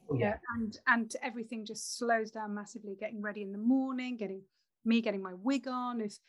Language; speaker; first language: English; native; English